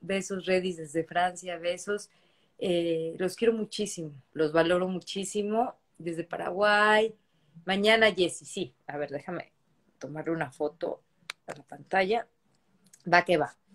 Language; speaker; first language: Spanish; native; Spanish